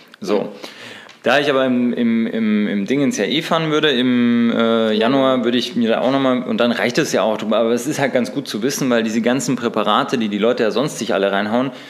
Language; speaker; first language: German; native; German